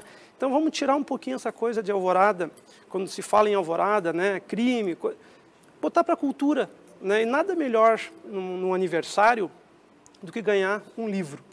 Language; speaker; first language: Portuguese; native; Portuguese